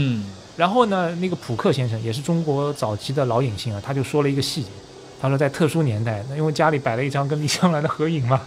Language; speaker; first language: Chinese; native; Chinese